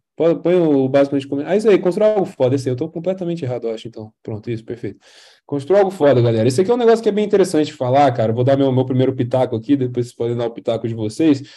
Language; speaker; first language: Portuguese; native; Portuguese